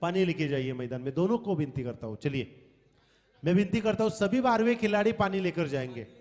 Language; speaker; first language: Hindi; non-native, local second language; Marathi